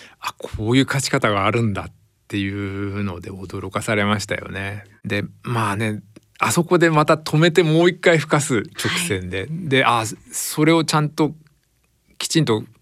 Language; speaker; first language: Japanese; native; Japanese